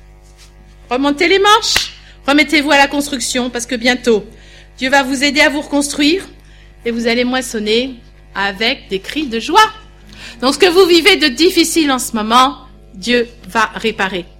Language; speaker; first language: French; native; French